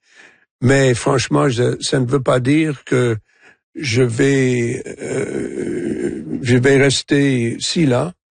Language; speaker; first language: French; non-native, local second language; English